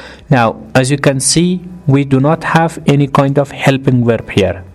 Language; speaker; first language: English; non-native, fluent; Persian